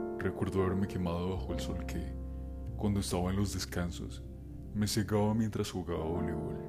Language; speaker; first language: Spanish; native; Spanish